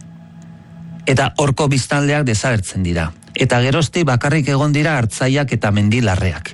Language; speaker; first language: Basque; native; Basque